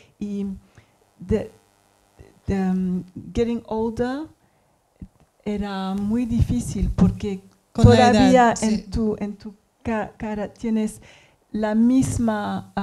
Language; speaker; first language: Spanish; non-native, learner; English